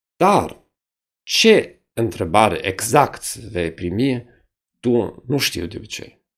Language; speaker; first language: Romanian; non-native, fluent; German